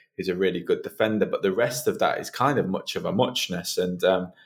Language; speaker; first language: English; native; English